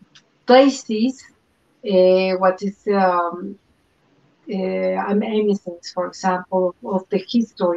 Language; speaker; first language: English; non-native, learner; Spanish